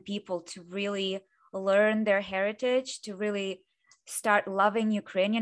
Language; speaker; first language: English; non-native, fluent; Russian